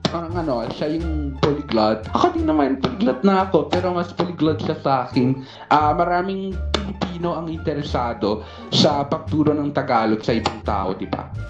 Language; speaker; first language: Filipino; non-native, fluent; Portuguese